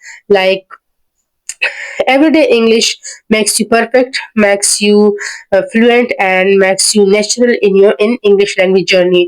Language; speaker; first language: English; non-native, learner; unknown